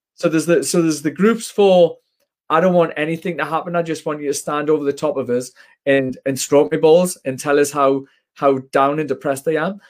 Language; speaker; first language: English; native; English